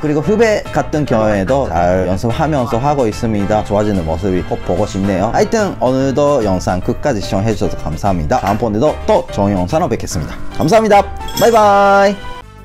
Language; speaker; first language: Korean; non-native, fluent; Japanese